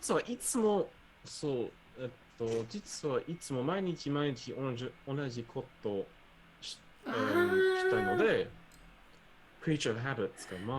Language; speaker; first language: Japanese; non-native, learner; English